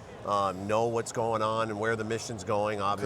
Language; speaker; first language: English; native; English